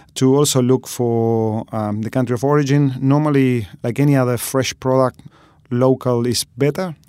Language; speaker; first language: English; non-native, fluent; Spanish